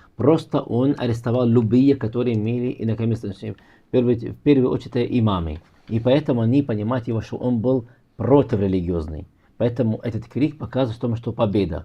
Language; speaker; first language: Russian; non-native, fluent; Arabic